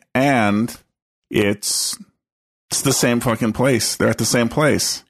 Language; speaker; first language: English; native; English